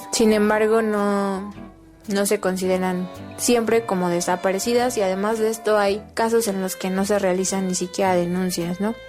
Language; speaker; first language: Spanish; native; Spanish